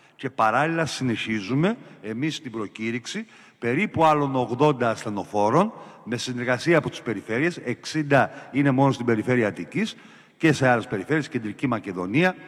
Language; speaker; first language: Greek; native; Greek